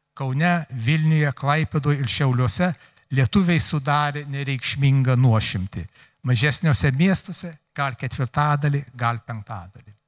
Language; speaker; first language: Lithuanian; early bilingual, heritage; Lithuanian